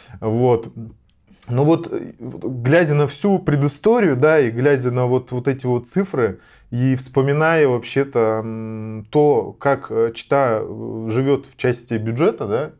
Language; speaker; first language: Russian; native; Russian